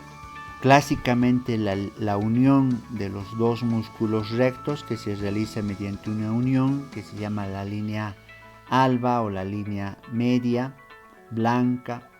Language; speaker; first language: Spanish; native; Spanish